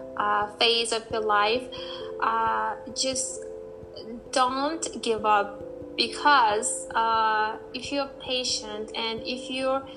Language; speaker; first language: English; non-native, fluent; Uzbek